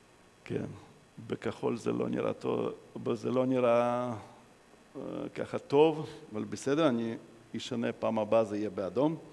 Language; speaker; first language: Hebrew; non-native, fluent; Russian